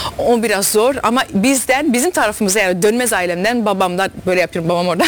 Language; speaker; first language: Turkish; early bilingual, heritage; Dutch